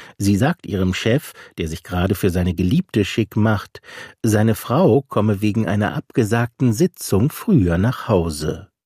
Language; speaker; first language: German; native; German